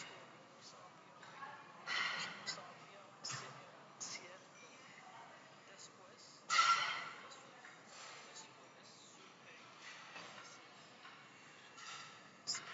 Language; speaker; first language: Spanish; non-native, learner; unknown